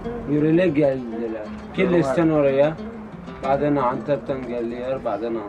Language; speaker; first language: Turkish; non-native, learner; Arabic